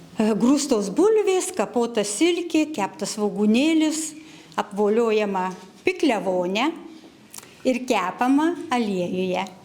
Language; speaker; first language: Lithuanian; native; Lithuanian